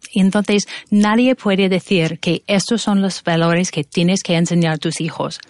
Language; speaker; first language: Spanish; non-native, fluent; English